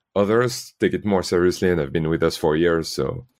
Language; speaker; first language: English; non-native, fluent; French